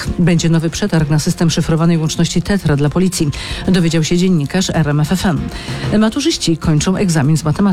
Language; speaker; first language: Polish; native; Polish